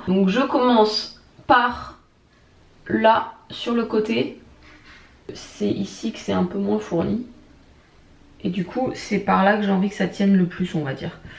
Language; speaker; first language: French; native; French